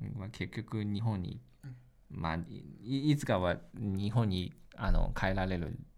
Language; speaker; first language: Japanese; non-native, fluent; Chinese